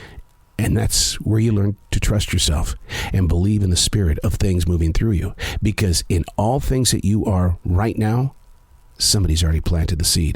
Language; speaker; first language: English; native; English